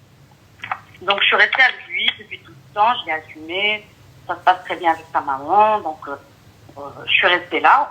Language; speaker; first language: French; early bilingual, other home language; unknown